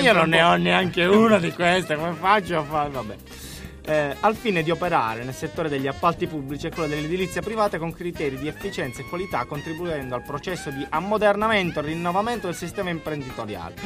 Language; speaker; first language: Italian; native; Italian